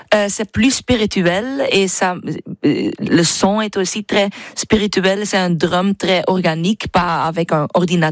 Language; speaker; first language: French; non-native, fluent; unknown